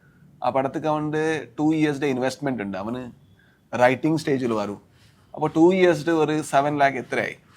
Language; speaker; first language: Malayalam; non-native, learner; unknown